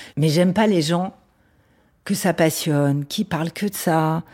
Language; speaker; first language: French; native; French